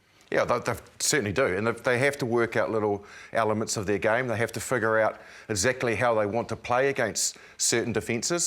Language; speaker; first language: English; native; English